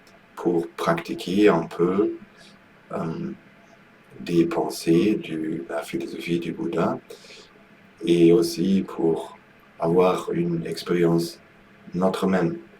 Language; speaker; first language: French; non-native, learner; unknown